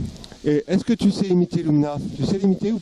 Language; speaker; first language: French; native; French